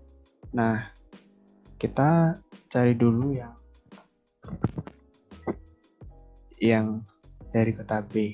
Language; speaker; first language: Indonesian; native; Indonesian